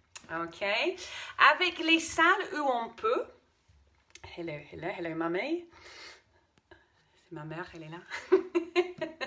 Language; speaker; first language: French; non-native, fluent; English